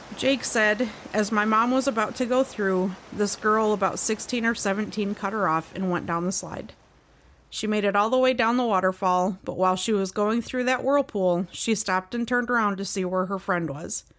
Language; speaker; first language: English; native; English